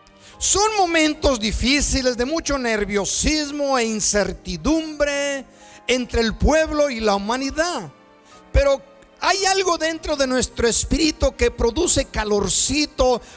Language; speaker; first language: Spanish; native; Spanish